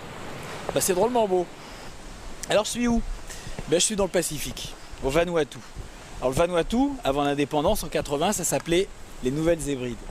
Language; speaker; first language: French; native; French